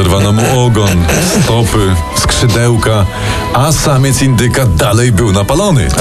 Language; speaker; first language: Polish; native; Polish